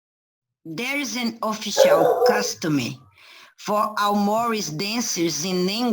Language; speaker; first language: English; non-native, learner; Portuguese